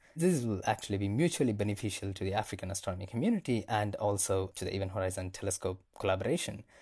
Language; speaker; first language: English; non-native, local second language; Tamil